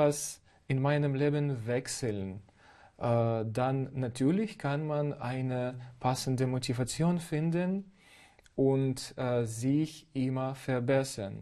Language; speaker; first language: German; non-native, fluent; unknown